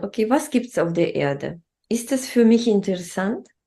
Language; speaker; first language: German; non-native, fluent; Russian